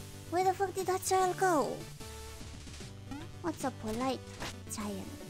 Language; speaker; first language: English; non-native, fluent; Japanese